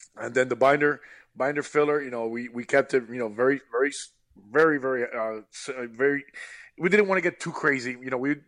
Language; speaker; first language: English; early bilingual, other home language; Spanish